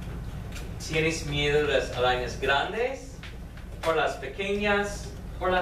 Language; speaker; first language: Spanish; non-native, fluent; English